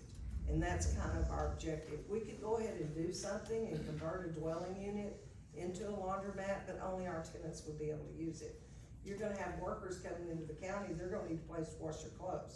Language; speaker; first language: English; native; English